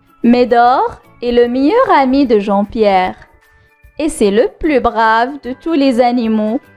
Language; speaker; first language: French; non-native, local second language; Arabic